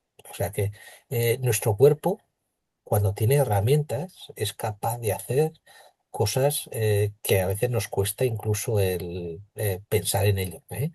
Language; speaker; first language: Spanish; native; Spanish